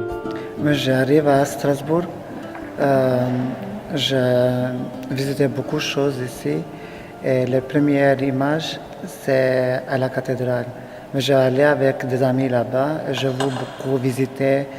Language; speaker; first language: French; non-native, learner; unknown